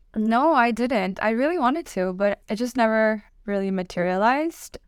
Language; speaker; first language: English; non-native, fluent; Spanish